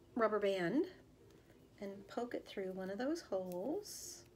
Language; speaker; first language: English; native; English